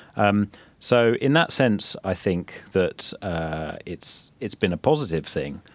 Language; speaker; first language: English; native; English